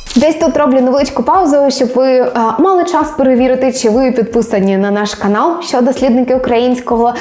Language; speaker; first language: Ukrainian; native; Ukrainian